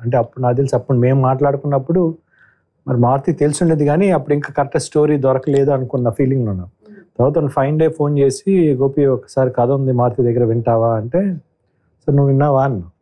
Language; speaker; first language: Telugu; native; Telugu